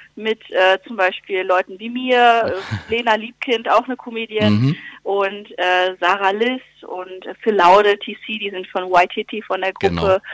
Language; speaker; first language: German; native; German